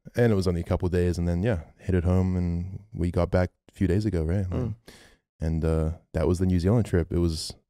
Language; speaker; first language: English; native; English